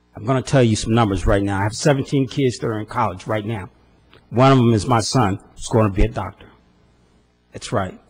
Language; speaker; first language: English; native; English